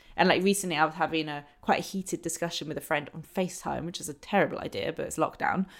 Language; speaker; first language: English; native; English